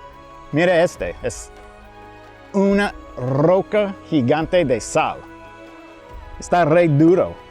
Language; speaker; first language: Spanish; non-native, fluent; English